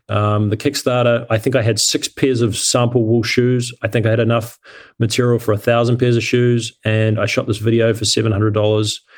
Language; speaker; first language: English; native; English